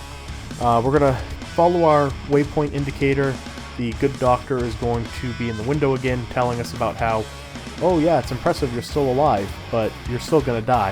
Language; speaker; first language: English; native; English